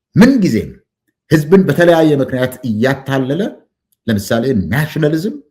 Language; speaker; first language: Amharic; non-native, local second language; Oromo